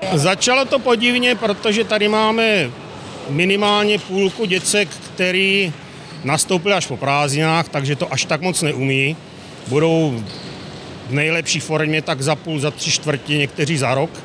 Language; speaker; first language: Czech; native; Czech